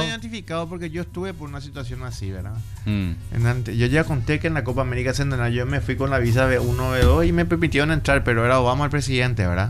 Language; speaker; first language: Spanish; native; Spanish